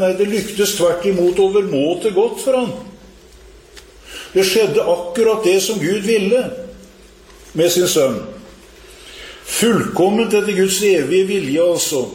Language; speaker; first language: Norwegian; native; Norwegian